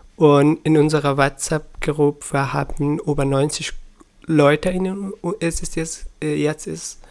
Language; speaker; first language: German; non-native, learner; Persian